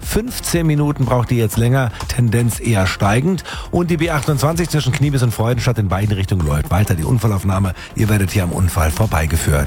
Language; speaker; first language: German; native; German